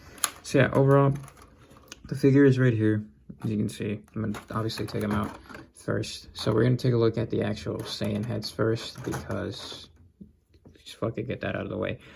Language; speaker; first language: English; native; English